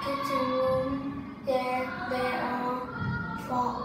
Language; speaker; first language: English; non-native, learner; Vietnamese